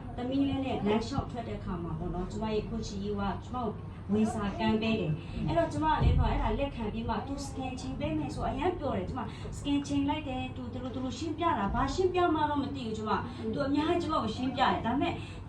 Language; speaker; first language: Burmese; non-native, local second language; Kachin